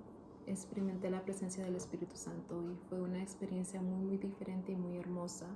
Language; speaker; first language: Spanish; early bilingual, heritage; Spanish